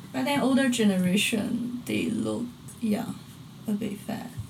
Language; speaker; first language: English; non-native, fluent; Chinese